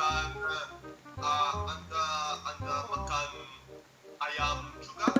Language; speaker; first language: Indonesian; non-native, learner; English